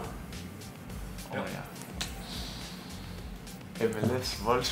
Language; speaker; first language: German; native; German